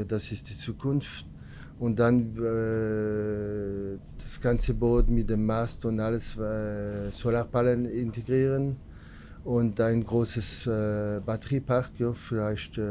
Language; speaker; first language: German; non-native, learner; French